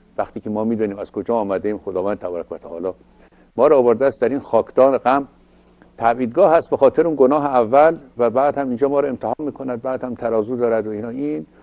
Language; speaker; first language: Persian; native; Persian